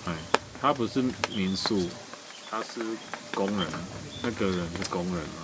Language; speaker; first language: Chinese; non-native, fluent; English